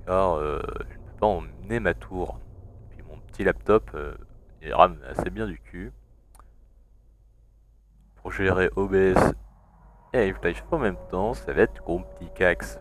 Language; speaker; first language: French; native; French